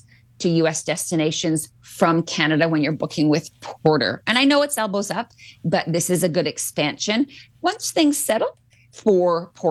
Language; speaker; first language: English; native; English